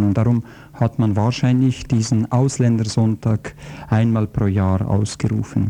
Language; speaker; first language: German; non-native, fluent; Croatian